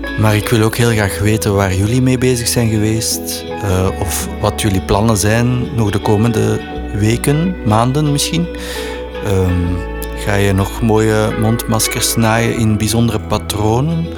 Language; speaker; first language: Dutch; native; Dutch